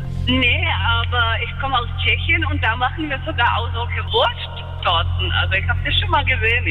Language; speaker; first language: German; non-native, fluent; Czech